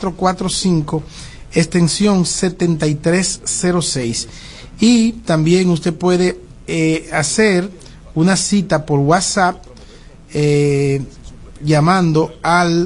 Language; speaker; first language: Spanish; native; Spanish